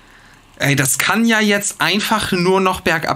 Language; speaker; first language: German; native; German